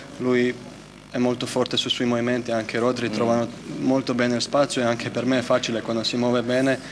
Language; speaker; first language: Italian; non-native, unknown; Croatian